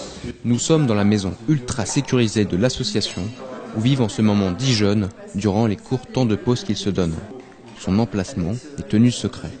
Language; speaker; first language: French; native; French